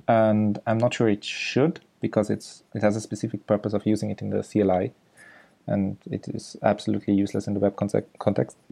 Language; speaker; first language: English; non-native, fluent; German